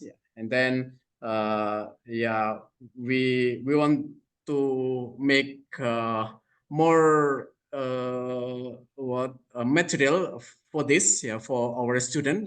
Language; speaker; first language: English; non-native, fluent; Indonesian